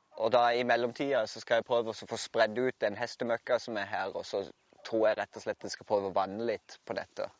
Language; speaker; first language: Norwegian; native; Norwegian